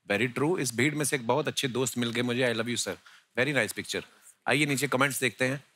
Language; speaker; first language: Hindi; native; Hindi